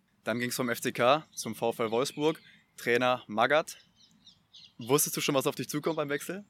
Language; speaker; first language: German; native; German